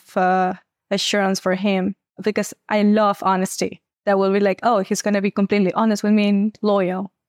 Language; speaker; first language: English; non-native, fluent; Spanish